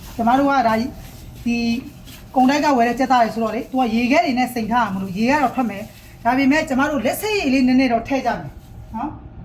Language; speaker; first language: Burmese; native; Burmese